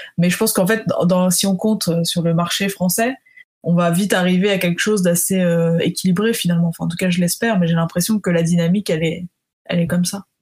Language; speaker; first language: French; native; French